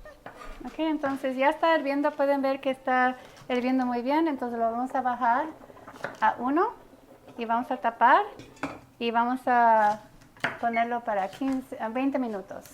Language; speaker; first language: Spanish; early bilingual, heritage; Spanish